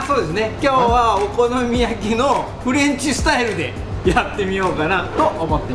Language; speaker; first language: Japanese; native; Japanese